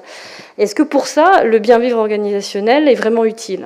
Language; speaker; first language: French; native; French